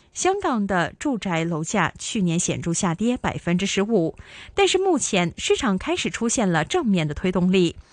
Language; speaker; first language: Chinese; non-native, local second language; Cantonese